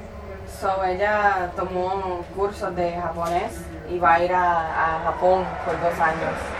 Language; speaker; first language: Spanish; early bilingual, heritage; Spanish